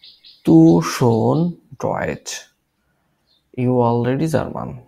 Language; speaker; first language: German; non-native, learner; Bangla